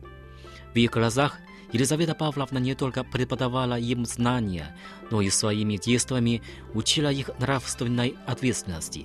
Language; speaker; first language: Russian; non-native, fluent; Chinese